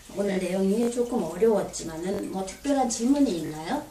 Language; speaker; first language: Korean; native; Korean